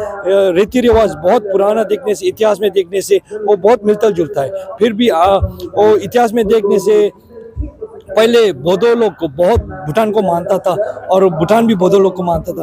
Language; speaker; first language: Hindi; non-native, fluent; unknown